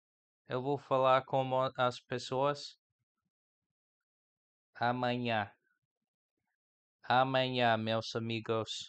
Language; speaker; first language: Portuguese; non-native, learner; English